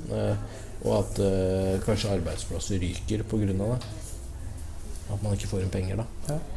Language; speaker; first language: Norwegian; native; Norwegian